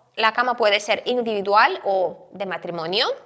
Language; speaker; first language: Spanish; non-native, fluent; Ukrainian